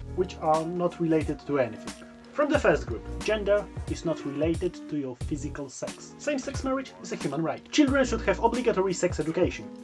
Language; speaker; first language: English; non-native, fluent; Polish